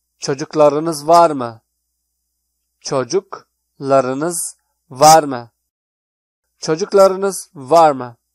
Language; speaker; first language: Turkish; non-native, fluent; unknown